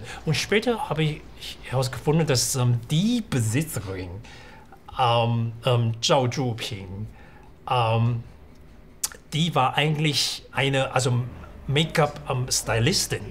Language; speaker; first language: German; non-native, fluent; Chinese